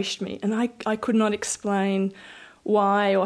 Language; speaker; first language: English; native; English